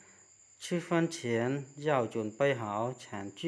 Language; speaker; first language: Chinese; non-native, fluent; Khmer